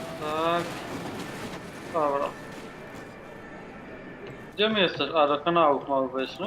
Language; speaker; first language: Polish; native; Polish